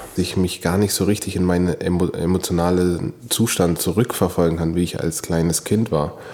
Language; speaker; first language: German; native; German